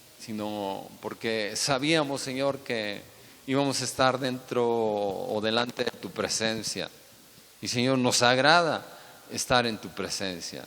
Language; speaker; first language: Spanish; native; Spanish